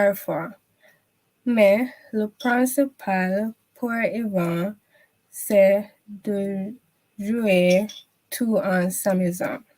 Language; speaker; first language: French; non-native, learner; English